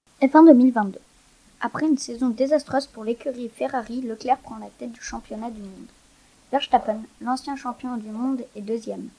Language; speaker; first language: French; non-native, learner; German